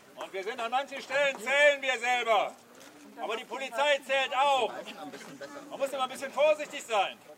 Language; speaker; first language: German; native; German